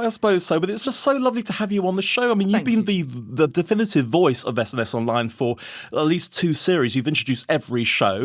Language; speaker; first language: English; native; English